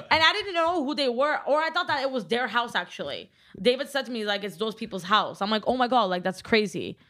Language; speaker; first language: English; early bilingual, other home language; Armenian